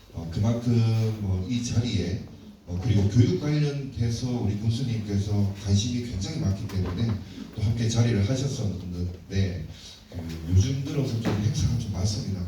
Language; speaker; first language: Korean; native; Korean